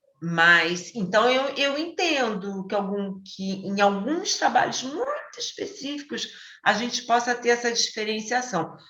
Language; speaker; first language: Portuguese; native; Portuguese